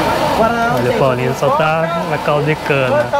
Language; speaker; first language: Portuguese; native; Portuguese